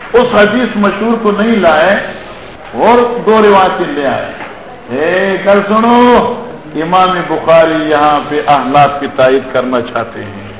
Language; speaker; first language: Urdu; non-native, local second language; Pashto